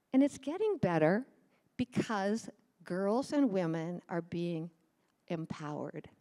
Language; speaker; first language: English; native; English